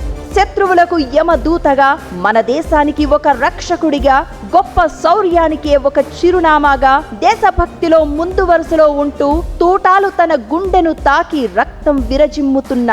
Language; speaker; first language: Telugu; native; Telugu